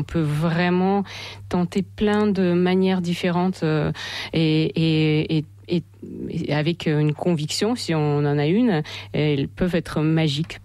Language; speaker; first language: French; non-native, fluent; Russian